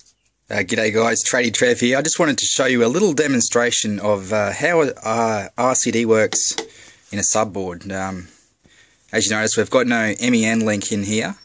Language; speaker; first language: English; native; English